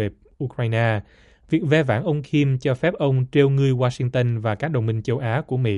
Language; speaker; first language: Vietnamese; native; Vietnamese